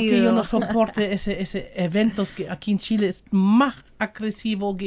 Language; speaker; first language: Spanish; non-native, fluent; German